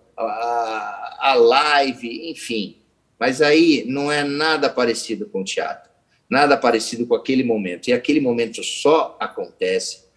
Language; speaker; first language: Portuguese; native; Portuguese